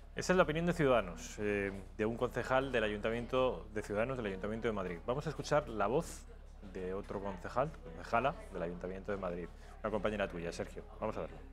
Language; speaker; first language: Spanish; native; Spanish